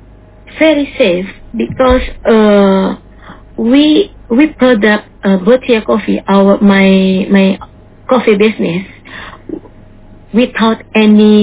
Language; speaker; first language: English; non-native, learner; Indonesian